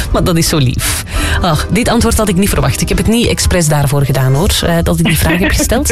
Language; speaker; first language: Dutch; native; Dutch